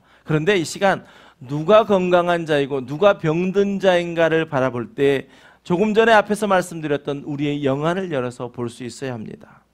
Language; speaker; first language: Korean; native; Korean